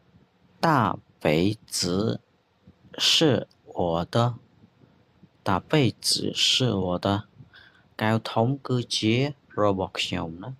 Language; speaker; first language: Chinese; non-native, fluent; Khmer